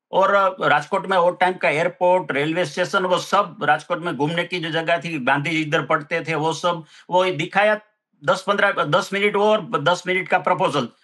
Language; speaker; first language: Hindi; non-native, local second language; Gujarati